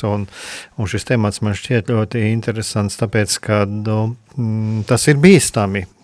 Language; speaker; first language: Latvian; native; Latvian